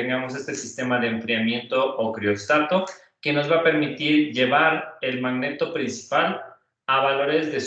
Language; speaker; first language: Spanish; native; Spanish